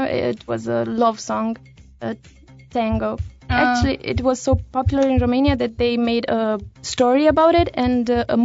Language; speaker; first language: English; non-native, fluent; Romanian